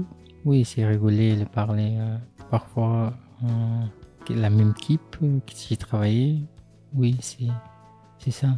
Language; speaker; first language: French; non-native, learner; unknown